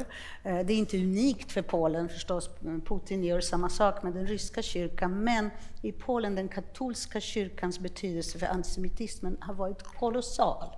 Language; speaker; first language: Swedish; non-native, fluent; Polish